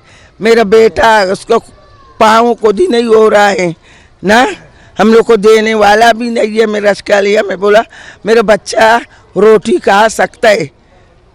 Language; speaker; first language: Hindi; non-native, local second language; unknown